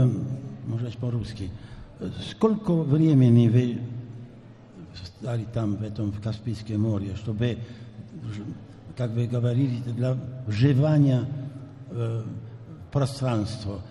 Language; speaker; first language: Russian; non-native, fluent; French